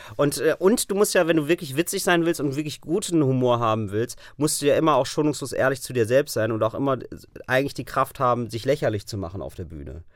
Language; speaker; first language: German; native; German